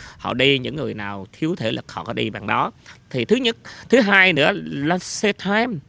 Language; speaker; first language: Vietnamese; native; Vietnamese